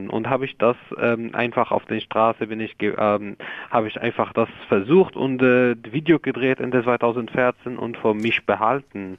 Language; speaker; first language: German; non-native, learner; Arabic